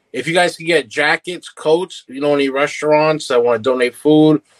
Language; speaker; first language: English; early bilingual, other home language; Italian